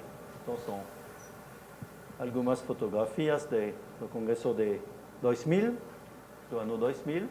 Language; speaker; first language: Portuguese; non-native, fluent; French